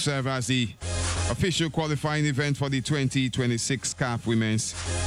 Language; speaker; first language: English; non-native, local second language; Yoruba